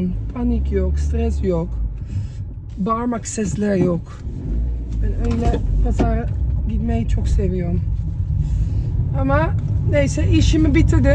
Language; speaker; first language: Turkish; early bilingual, heritage; Turkish